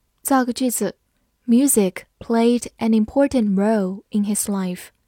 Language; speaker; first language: English; non-native, fluent; Chinese